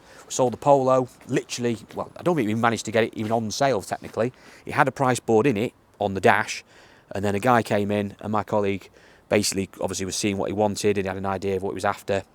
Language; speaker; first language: English; native; English